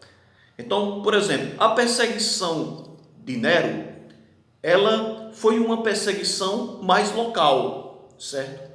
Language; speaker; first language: Portuguese; native; Portuguese